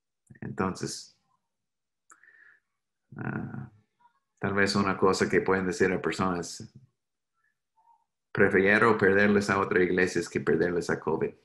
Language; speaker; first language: Spanish; non-native, fluent; English